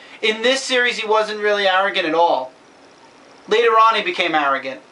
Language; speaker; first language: English; native; English